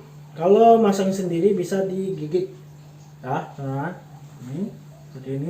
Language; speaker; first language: Indonesian; native; Indonesian